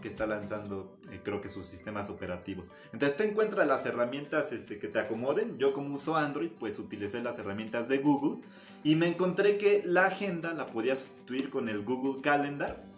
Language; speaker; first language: Spanish; native; Spanish